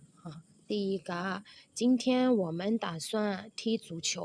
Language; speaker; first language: Chinese; non-native, fluent; Burmese